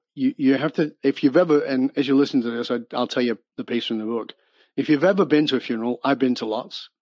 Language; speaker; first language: English; native; English